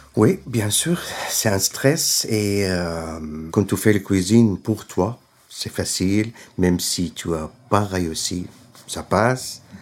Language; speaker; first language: French; non-native, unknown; Arabic